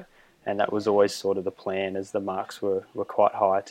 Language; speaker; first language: English; native; English